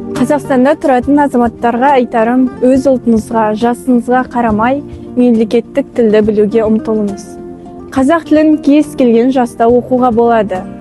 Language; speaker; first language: Kazakh; non-native, local second language; Russian